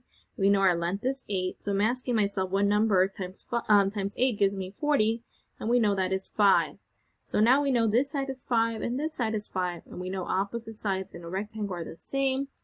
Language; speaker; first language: English; native; English